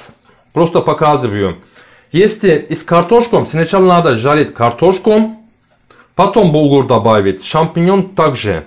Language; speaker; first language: Russian; non-native, learner; Turkish